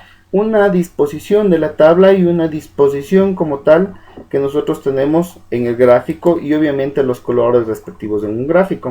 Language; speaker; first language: Spanish; native; Spanish